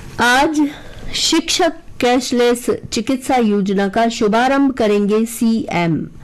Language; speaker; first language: Hindi; native; Hindi